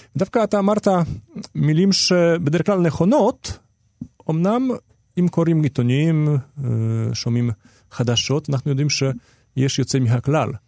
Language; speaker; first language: Hebrew; non-native, fluent; Polish